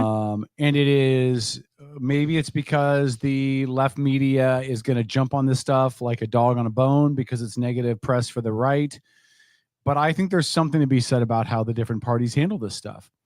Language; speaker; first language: English; native; English